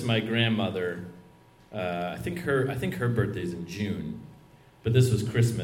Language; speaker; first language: English; native; English